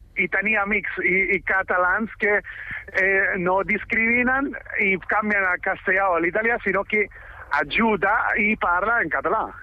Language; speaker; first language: Catalan; non-native, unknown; Italian